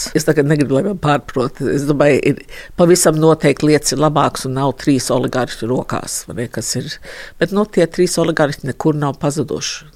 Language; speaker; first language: Latvian; early bilingual, heritage; Latvian